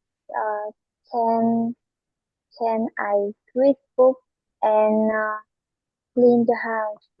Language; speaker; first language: English; non-native, learner; Vietnamese